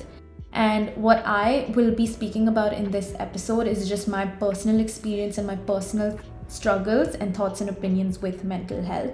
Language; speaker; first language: English; non-native, local second language; Hindi